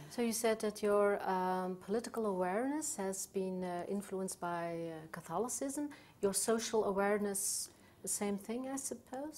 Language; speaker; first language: English; non-native, fluent; Dutch